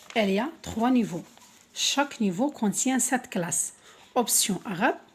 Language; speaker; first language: French; non-native, local second language; Arabic